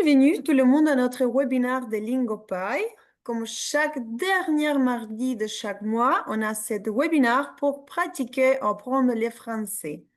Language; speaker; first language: French; non-native, fluent; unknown